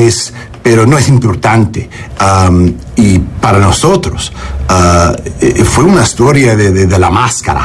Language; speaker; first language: Spanish; non-native, learner; English